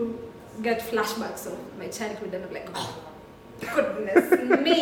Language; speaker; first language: English; non-native, local second language; Swahili